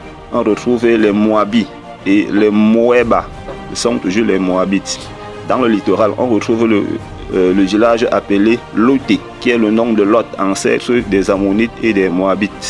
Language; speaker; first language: French; non-native, local second language; Kongo